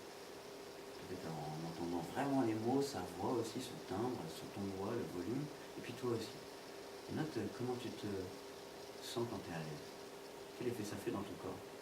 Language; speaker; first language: French; native; French